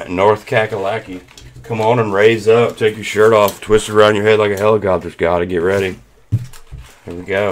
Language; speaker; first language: English; native; English